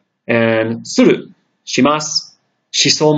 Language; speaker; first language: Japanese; non-native, fluent; English